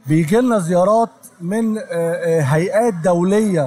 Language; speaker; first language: Arabic; native; Arabic